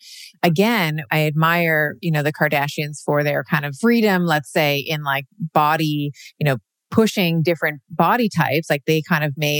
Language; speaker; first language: English; native; English